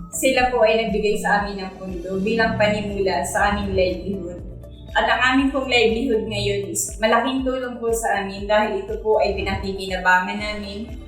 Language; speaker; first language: Filipino; non-native, local second language; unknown